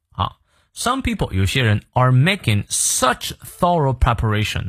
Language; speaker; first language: English; non-native, fluent; Chinese